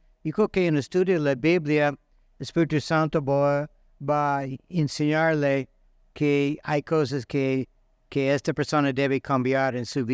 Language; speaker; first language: Spanish; non-native, fluent; English